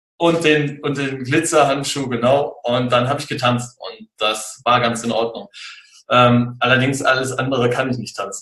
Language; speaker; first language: German; native; German